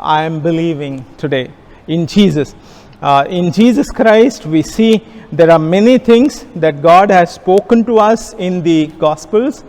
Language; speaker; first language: English; non-native, local second language; Kannada